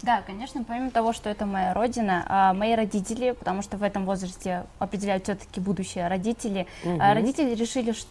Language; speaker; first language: Russian; non-native, fluent; Armenian